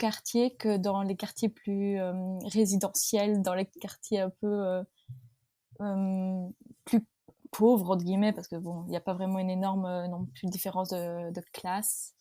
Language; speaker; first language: French; native; French